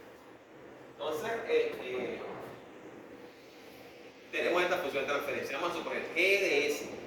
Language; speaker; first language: Spanish; native; Spanish